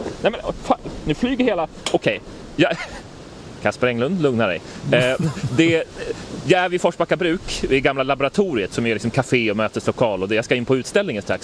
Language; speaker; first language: Swedish; native; Swedish